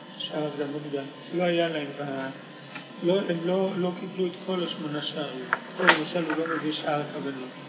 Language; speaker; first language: Hebrew; native; Hebrew